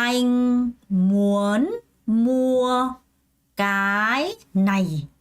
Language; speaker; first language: Vietnamese; non-native, fluent; Korean